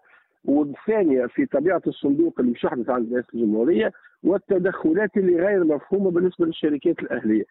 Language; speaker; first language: Arabic; native; Arabic